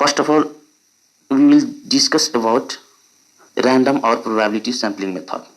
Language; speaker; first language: English; non-native, local second language; Nepali